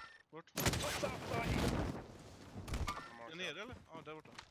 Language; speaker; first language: Swedish; native; Swedish